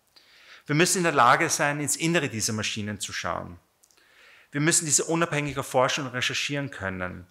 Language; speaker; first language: German; native; German